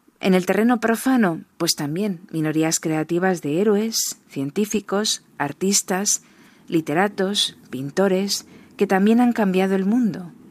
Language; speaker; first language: Spanish; native; Spanish